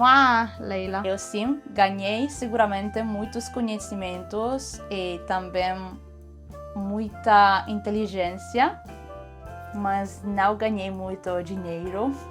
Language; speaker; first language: Portuguese; non-native, fluent; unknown